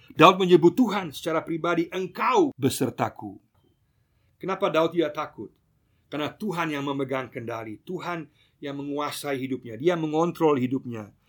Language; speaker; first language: Indonesian; non-native, fluent; German